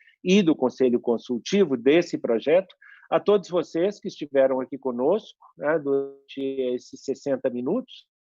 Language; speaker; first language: Portuguese; native; Portuguese